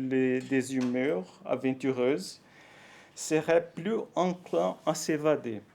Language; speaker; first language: French; non-native, fluent; Portuguese